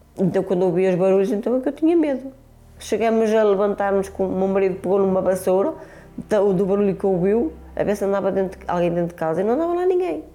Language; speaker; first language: Portuguese; early bilingual, other home language; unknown